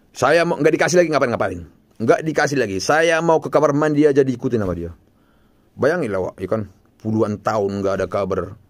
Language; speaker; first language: Indonesian; non-native, local second language; Batak Toba